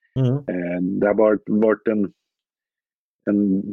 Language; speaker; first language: Swedish; native; Swedish